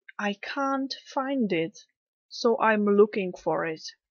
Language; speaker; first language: English; non-native, fluent; Czech